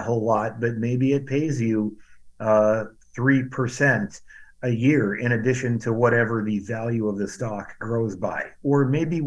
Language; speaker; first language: English; native; English